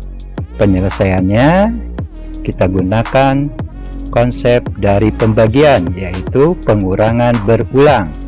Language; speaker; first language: Indonesian; native; Indonesian